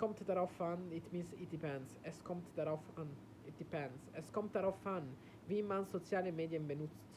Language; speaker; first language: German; non-native, learner; Italian